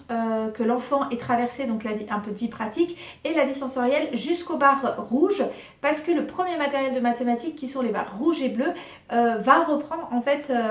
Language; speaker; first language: French; native; French